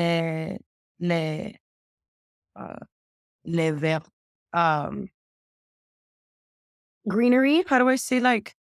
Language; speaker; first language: French; non-native, learner; English